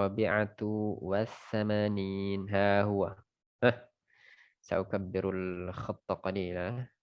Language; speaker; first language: Arabic; non-native, fluent; Indonesian